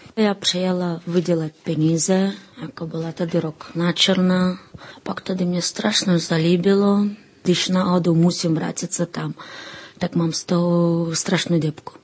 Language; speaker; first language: Czech; non-native, fluent; Russian